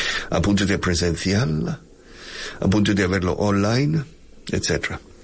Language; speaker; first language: Spanish; non-native, fluent; English